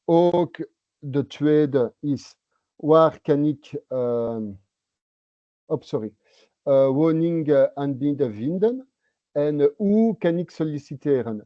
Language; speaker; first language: Dutch; non-native, local second language; French